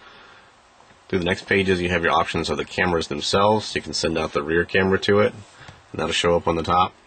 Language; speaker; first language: English; native; English